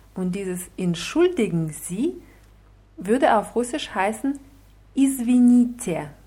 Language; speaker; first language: German; non-native, fluent; Russian